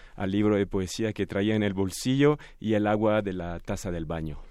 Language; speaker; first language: Spanish; non-native, fluent; French